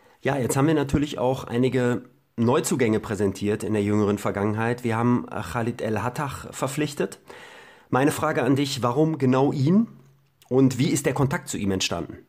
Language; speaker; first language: German; native; German